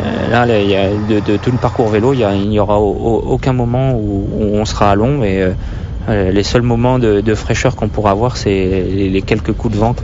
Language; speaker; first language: French; native; French